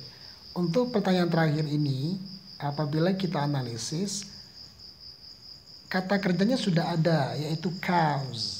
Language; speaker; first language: Indonesian; native; Indonesian